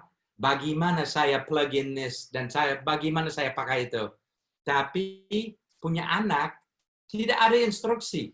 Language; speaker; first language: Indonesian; non-native, fluent; English